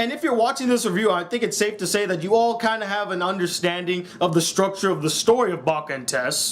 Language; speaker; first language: English; native; English